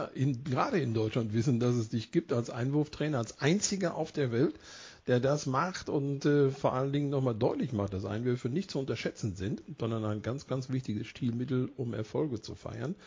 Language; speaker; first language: German; native; German